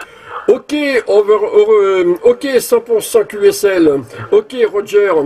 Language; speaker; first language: English; non-native, learner; French